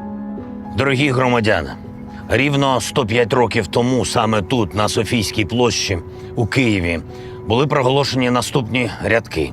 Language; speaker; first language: Ukrainian; non-native, local second language; Russian